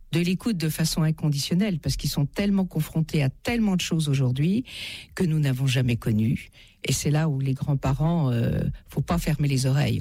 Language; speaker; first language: French; native; French